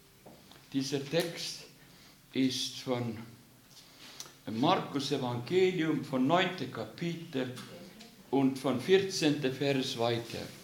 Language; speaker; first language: German; non-native, fluent; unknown